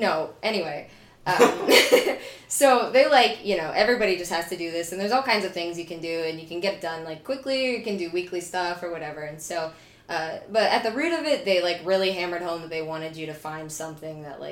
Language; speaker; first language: English; native; English